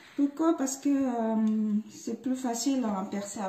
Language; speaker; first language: French; non-native, fluent; Japanese